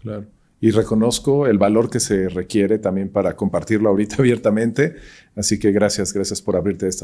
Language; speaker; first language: Spanish; native; Spanish